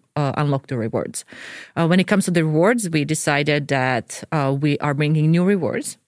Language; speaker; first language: English; non-native, fluent; Croatian